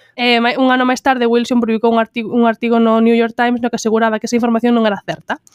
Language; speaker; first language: Galician; non-native, local second language; Spanish